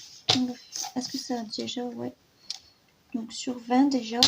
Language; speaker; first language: French; native; French